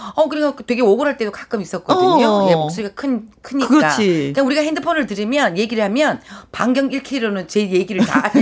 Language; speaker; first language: Korean; native; Korean